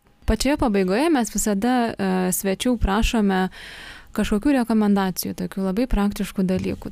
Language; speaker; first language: Lithuanian; native; Lithuanian